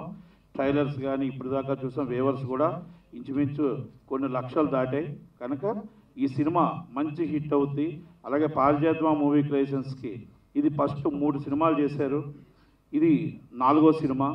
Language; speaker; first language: Telugu; native; Telugu